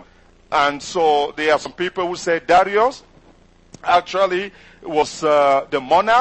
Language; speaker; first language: English; non-native, local second language; French